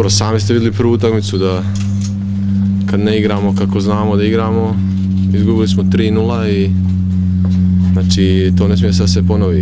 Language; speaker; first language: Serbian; early bilingual, heritage; Serbian